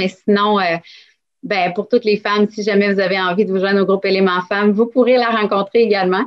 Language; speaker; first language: French; native; French